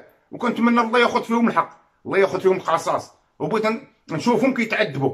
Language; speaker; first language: Arabic; native; Arabic